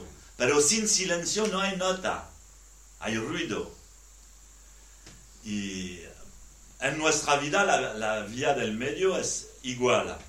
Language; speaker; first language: Spanish; non-native, learner; French